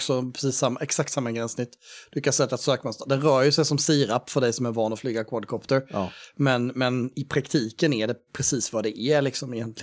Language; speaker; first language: Swedish; native; Swedish